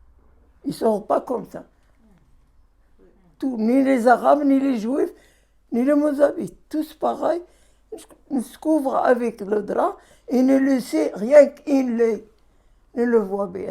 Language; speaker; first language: French; non-native, learner; Arabic